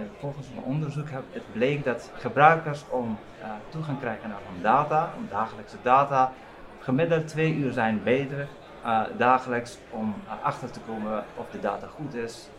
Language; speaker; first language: Dutch; non-native, fluent; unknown